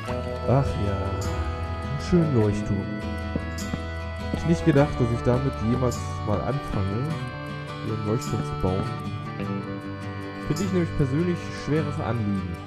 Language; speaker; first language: German; native; German